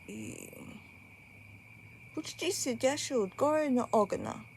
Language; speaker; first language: Bulgarian; early bilingual, heritage; Bulgarian